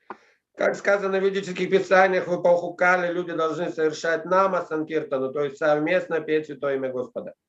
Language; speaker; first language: Russian; native; Russian